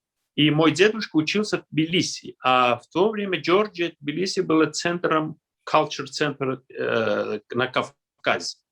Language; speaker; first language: Russian; non-native, local second language; Armenian